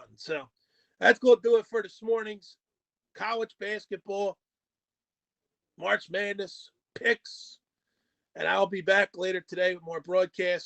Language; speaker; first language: English; native; English